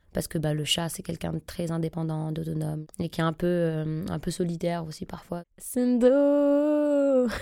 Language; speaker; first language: French; native; French